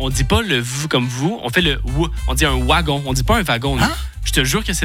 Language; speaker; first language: French; native; French